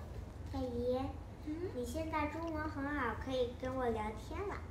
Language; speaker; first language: Chinese; non-native, fluent; Vietnamese